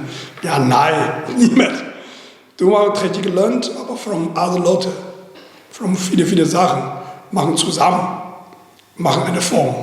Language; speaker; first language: German; non-native, learner; Chinese